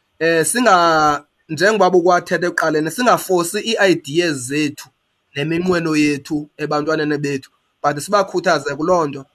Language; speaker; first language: Xhosa; native; Xhosa